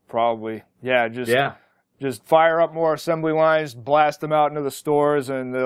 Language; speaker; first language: English; native; English